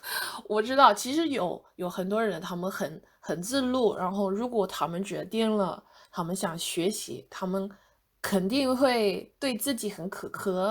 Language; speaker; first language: Chinese; non-native, fluent; English